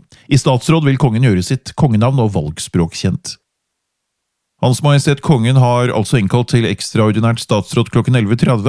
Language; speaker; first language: Norwegian; native; Norwegian